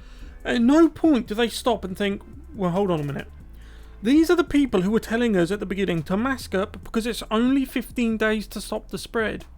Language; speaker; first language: English; native; English